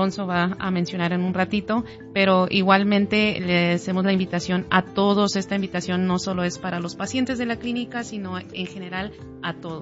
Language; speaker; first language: Spanish; native; Spanish